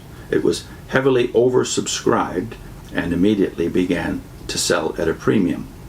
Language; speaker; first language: English; native; English